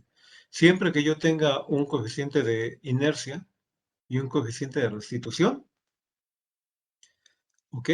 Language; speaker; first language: Spanish; native; Spanish